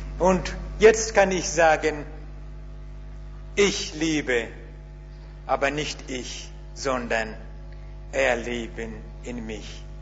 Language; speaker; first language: German; non-native, learner; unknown